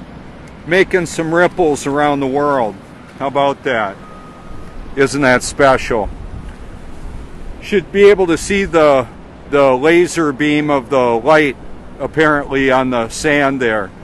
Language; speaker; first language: English; native; English